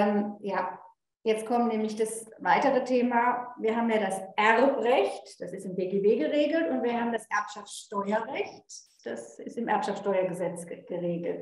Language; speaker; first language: German; native; German